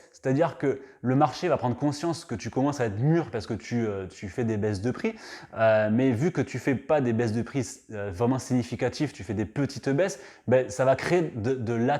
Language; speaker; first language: French; native; French